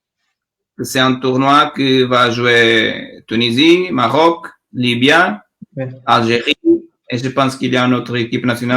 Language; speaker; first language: French; non-native, learner; Portuguese